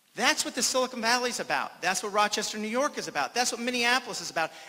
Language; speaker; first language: English; native; English